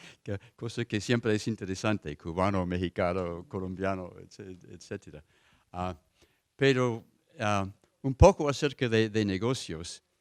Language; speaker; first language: Spanish; non-native, fluent; English